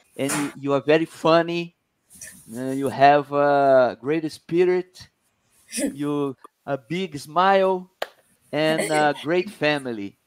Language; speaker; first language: English; non-native, fluent; Portuguese